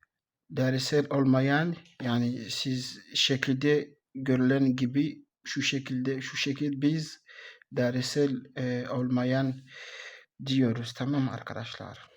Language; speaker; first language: Turkish; non-native, learner; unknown